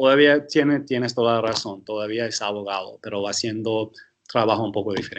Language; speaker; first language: Spanish; early bilingual, heritage; English